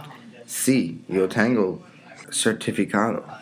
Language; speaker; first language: Spanish; non-native, learner; English